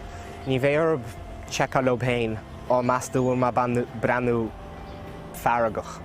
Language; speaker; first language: Irish; early bilingual, other home language; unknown